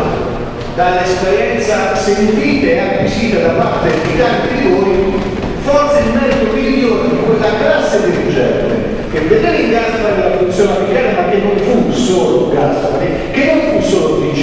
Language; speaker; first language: Italian; native; Italian